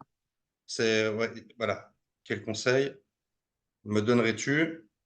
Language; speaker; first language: French; native; French